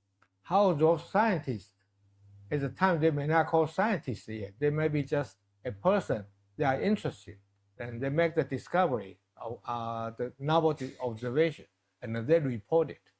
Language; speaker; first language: English; non-native, fluent; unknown